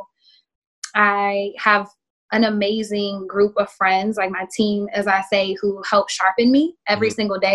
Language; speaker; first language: English; native; English